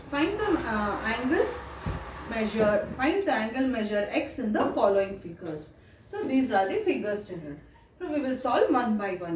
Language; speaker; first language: English; non-native, local second language; Kannada